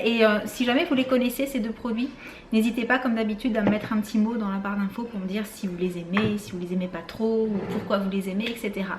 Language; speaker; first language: French; native; French